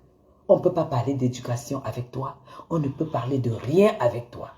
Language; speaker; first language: French; native; French